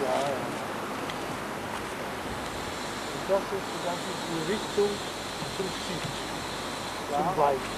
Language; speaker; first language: German; non-native, learner; Czech